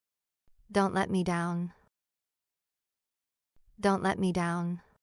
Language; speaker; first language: English; non-native, fluent; Portuguese